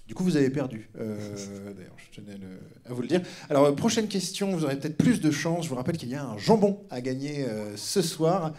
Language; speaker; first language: French; native; French